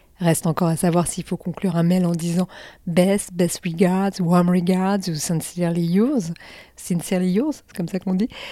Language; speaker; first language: French; native; French